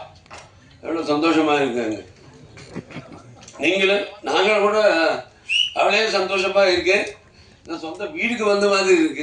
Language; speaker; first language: Tamil; non-native, local second language; Telugu